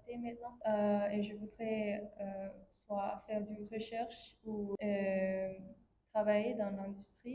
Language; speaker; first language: French; non-native, fluent; English